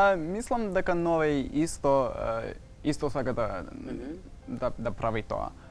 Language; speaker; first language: Macedonian; non-native, learner; English